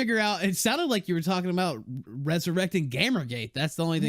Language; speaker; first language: English; native; English